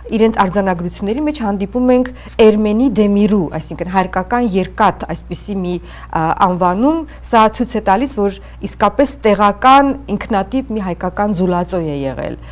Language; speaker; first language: Armenian; native; Armenian